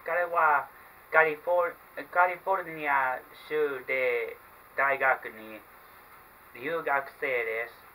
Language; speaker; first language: Japanese; non-native, learner; English